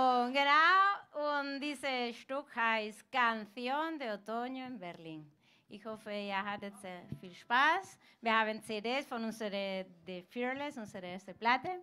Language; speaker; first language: German; non-native, fluent; Galician